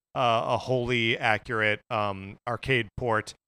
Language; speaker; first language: English; native; English